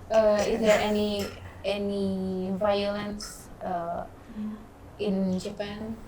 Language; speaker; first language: English; non-native, learner; Indonesian